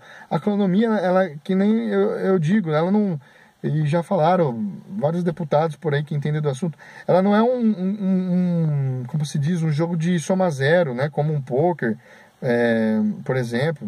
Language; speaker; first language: Portuguese; native; Portuguese